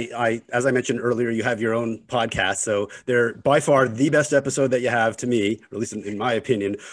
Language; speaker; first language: English; native; English